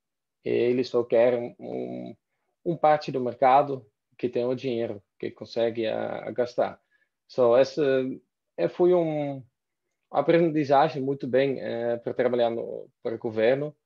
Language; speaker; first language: Portuguese; non-native, fluent; Dutch